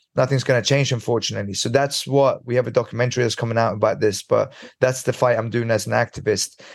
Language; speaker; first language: English; early bilingual, other home language; Swedish